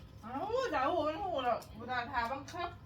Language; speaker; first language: Korean; non-native, learner; Lao